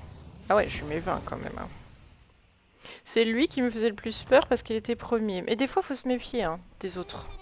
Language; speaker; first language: French; native; French